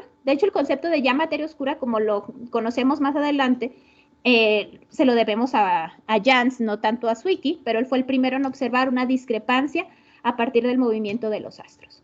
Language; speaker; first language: Spanish; native; Spanish